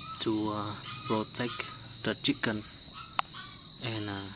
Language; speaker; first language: English; non-native, learner; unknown